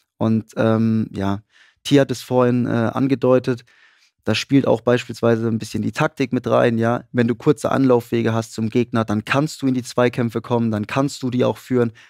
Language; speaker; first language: German; native; German